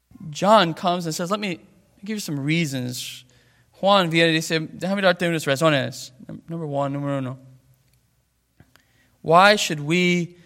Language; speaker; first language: English; native; English